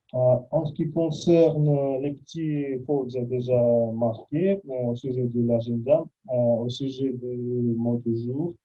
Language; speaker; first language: French; non-native, fluent; Russian